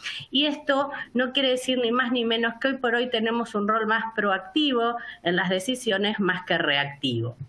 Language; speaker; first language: Spanish; native; Spanish